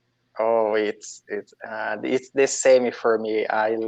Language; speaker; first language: English; non-native, learner; Portuguese